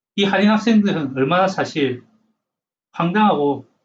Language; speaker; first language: Korean; native; Korean